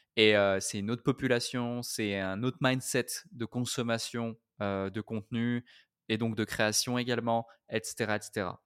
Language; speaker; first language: French; native; French